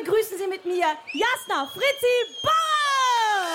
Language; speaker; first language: German; native; German